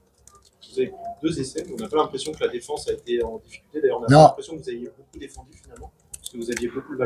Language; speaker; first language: French; native; French